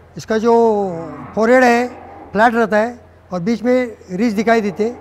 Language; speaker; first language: Hindi; non-native, local second language; Marathi